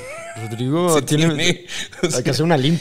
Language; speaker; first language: Spanish; native; Spanish